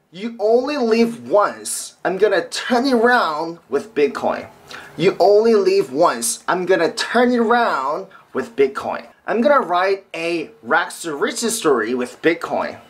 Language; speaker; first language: English; non-native, fluent; Korean